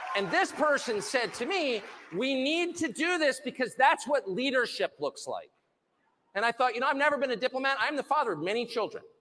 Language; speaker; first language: English; native; English